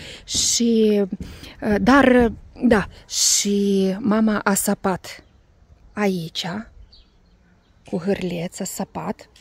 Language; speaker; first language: Romanian; non-native, learner; Russian